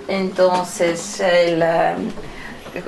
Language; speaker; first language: Spanish; non-native, fluent; Russian